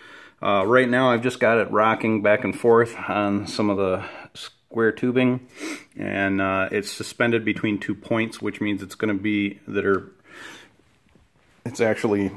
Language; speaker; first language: English; native; English